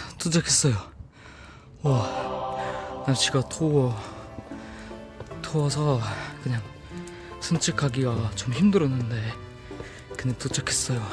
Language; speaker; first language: Korean; non-native, learner; French